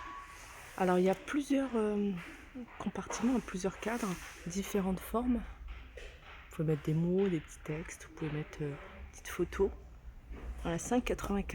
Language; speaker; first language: French; native; French